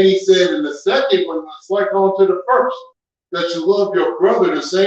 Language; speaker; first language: English; native; English